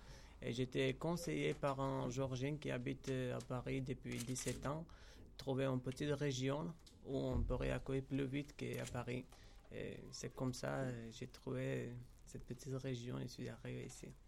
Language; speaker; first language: French; non-native, fluent; Georgian